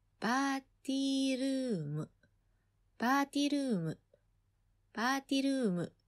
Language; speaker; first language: Japanese; non-native, fluent; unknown